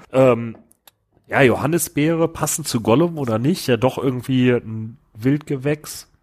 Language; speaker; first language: German; native; German